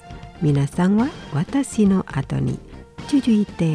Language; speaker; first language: Japanese; non-native, fluent; Indonesian